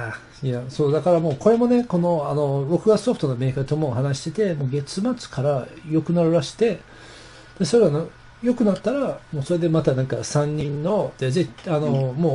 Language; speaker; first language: Japanese; non-native, fluent; English